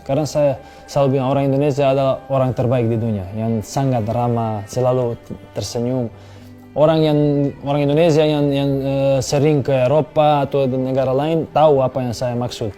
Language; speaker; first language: Indonesian; non-native, fluent; Serbian